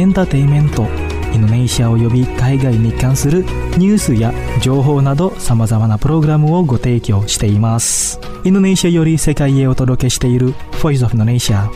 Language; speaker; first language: Japanese; non-native, fluent; Indonesian